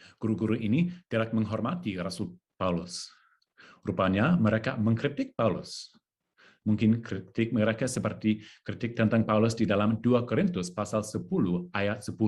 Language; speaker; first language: Indonesian; non-native, learner; English